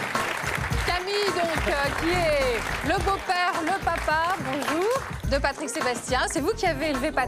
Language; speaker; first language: French; native; French